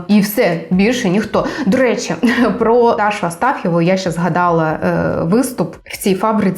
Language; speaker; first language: Ukrainian; native; Ukrainian